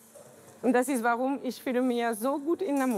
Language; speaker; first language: German; non-native, learner; French